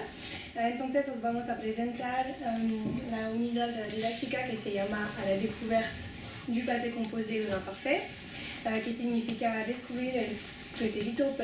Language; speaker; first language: Spanish; non-native, fluent; French